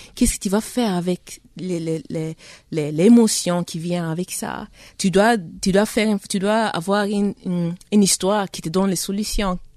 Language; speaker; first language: French; early bilingual, heritage; French